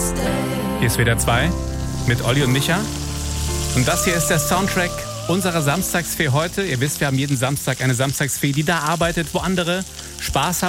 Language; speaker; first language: German; native; German